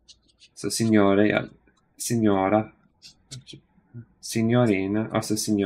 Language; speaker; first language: Italian; non-native, learner; English